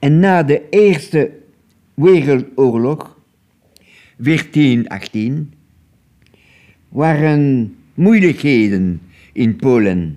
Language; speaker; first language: Dutch; non-native, local second language; French